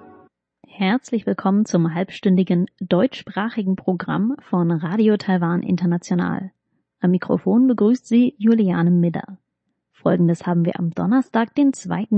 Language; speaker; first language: German; native; German